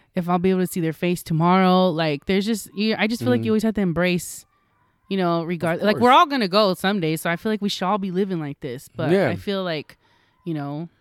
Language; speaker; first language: English; native; English